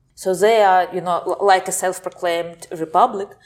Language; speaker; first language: English; non-native, fluent; Ukrainian